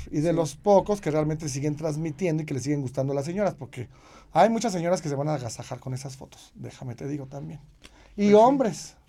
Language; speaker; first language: Spanish; native; Spanish